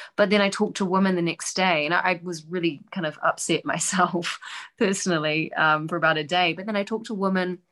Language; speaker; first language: English; native; English